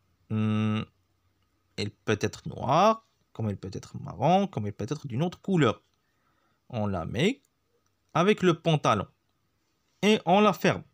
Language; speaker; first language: French; non-native, local second language; Arabic